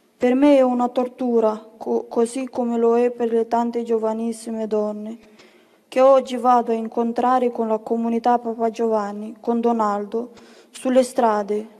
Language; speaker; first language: Italian; non-native, fluent; Bulgarian